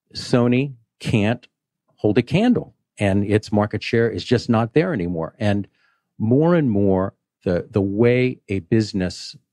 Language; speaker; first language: English; native; English